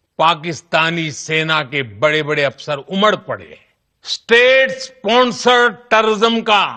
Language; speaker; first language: Hindi; non-native, local second language; Gujarati